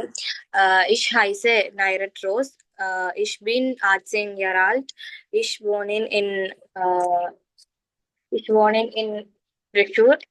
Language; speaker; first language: German; non-native, learner; Malayalam